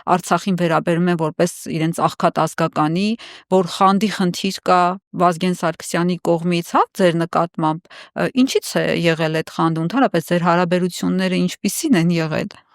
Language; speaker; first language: Armenian; native; Armenian